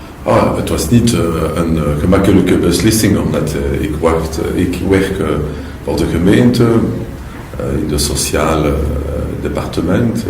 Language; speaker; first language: Dutch; non-native, local second language; French